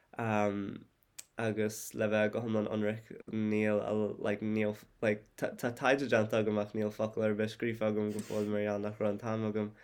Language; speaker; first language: Irish; non-native, fluent; English